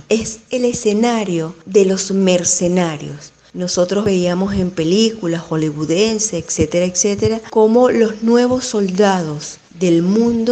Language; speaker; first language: Spanish; native; Spanish